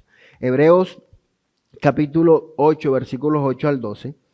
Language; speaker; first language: Spanish; native; Spanish